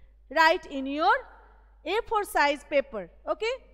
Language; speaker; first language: English; non-native, local second language; Bangla